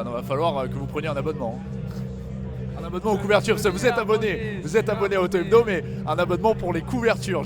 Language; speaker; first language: French; native; French